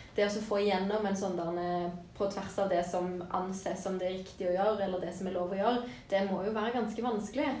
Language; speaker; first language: Norwegian; native; Norwegian